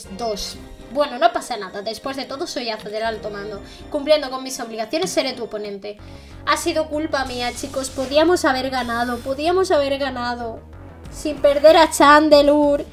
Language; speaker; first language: Spanish; native; Spanish